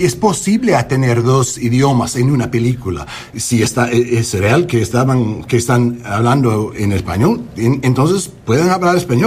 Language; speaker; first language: Spanish; non-native, learner; English